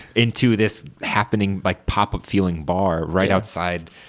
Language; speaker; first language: English; native; English